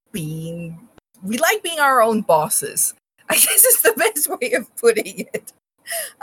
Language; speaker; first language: English; non-native, local second language; Bangla